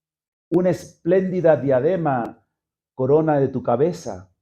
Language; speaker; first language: Spanish; native; Spanish